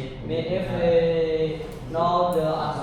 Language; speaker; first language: English; non-native, learner; Indonesian